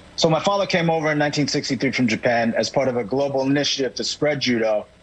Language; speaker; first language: English; native; English